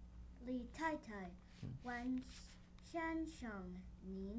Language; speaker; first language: Chinese; non-native, learner; English